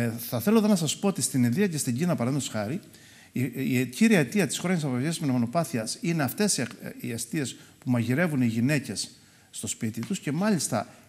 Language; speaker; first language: Greek; native; Greek